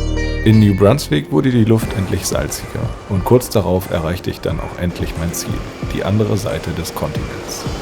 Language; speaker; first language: German; native; German